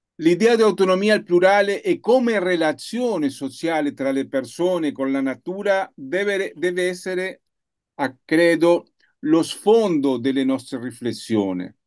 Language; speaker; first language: Italian; non-native, learner; Spanish